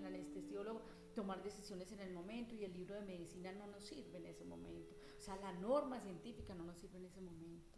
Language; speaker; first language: Spanish; native; Spanish